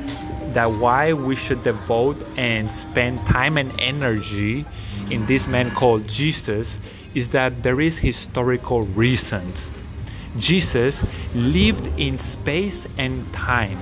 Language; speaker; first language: English; non-native, fluent; Spanish